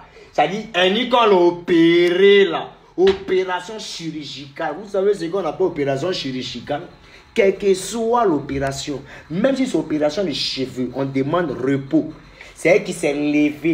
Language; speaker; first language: French; native; French